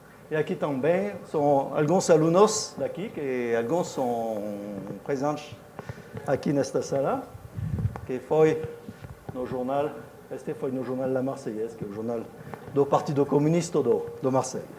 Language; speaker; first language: Portuguese; non-native, fluent; French